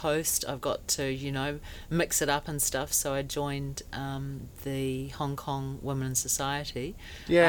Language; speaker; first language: English; native; English